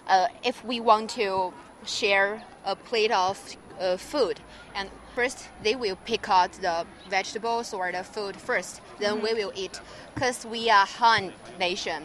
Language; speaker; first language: English; non-native, learner; Chinese